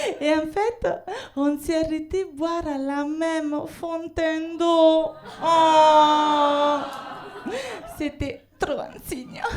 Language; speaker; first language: French; non-native, fluent; Italian